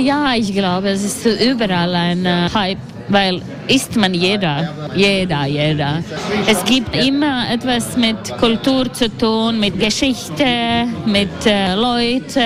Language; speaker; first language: German; non-native, learner; Latvian